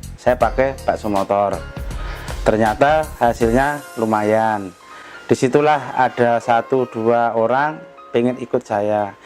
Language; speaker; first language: Indonesian; non-native, local second language; Javanese